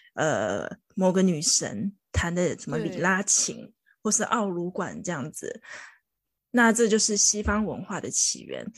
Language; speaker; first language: Chinese; native; Chinese